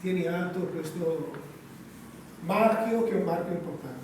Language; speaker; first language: Italian; native; Italian